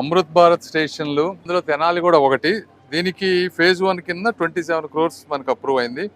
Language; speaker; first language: Telugu; native; Telugu